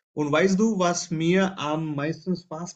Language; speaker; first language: German; non-native, fluent; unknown